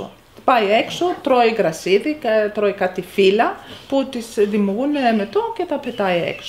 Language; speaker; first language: Greek; non-native, fluent; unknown